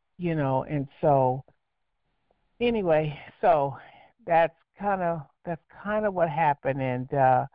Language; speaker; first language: English; native; English